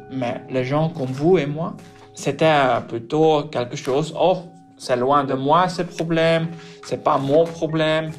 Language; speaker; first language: French; non-native, local second language; Dutch